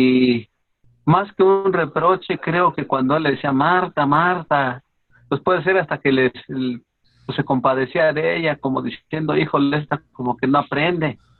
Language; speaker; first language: Spanish; native; Spanish